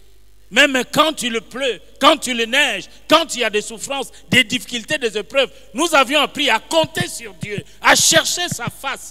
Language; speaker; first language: French; non-native, local second language; Lingala